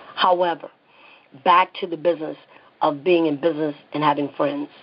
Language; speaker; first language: English; native; English